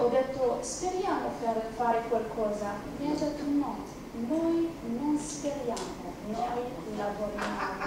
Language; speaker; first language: Italian; non-native, fluent; Arabic